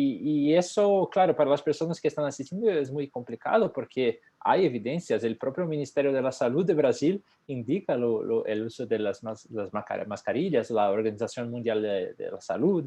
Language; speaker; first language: Spanish; non-native, fluent; Portuguese